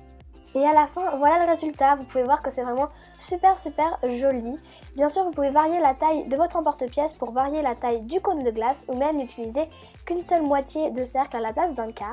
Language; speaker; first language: French; native; French